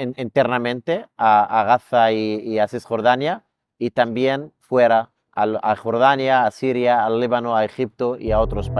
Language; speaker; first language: Spanish; non-native, fluent; Arabic